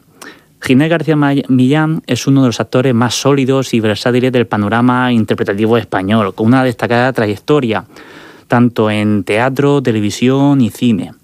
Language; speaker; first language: Spanish; native; Spanish